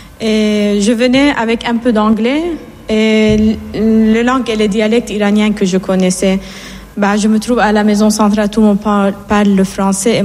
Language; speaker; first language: French; non-native, fluent; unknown